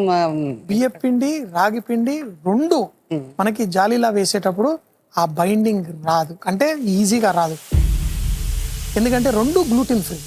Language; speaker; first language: Telugu; native; Telugu